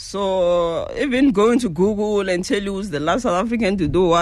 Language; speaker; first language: English; non-native, local second language; Northern Sotho